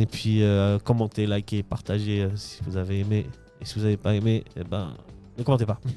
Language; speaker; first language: French; native; French